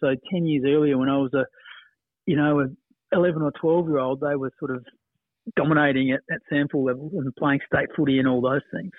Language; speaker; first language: English; native; English